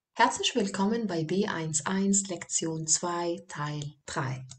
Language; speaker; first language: German; non-native, fluent; Arabic